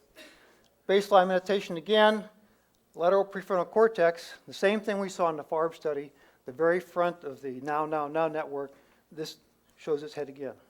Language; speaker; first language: English; native; English